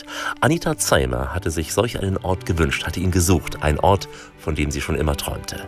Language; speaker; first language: German; native; German